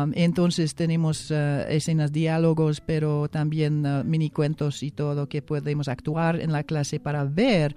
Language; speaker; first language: Spanish; non-native, fluent; English